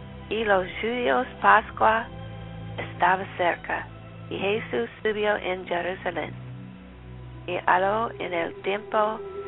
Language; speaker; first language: Spanish; non-native, learner; English